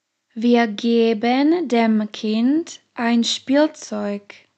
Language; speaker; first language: German; non-native, fluent; Slovak